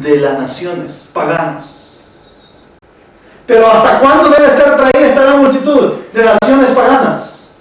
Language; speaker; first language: Spanish; native; Spanish